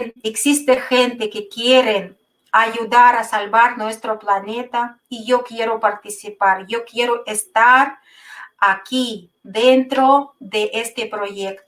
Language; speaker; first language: Spanish; non-native, fluent; Russian